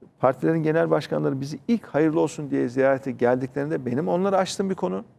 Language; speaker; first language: Turkish; native; Turkish